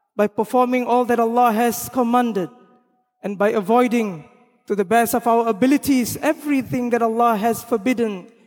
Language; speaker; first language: English; non-native, local second language; Malay